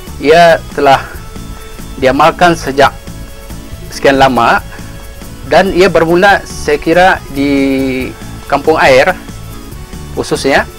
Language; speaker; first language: Malay; native; Malay